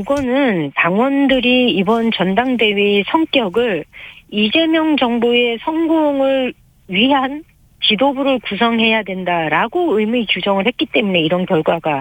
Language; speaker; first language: Korean; native; Korean